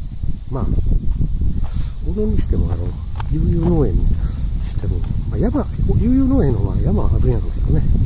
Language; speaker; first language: Japanese; native; Japanese